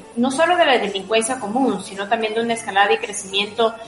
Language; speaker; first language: Spanish; native; Spanish